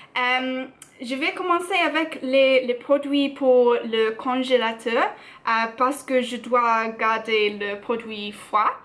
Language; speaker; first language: French; non-native, learner; English